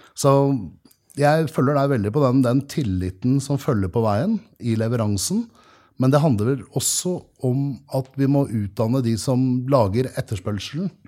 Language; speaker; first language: Norwegian; native; Norwegian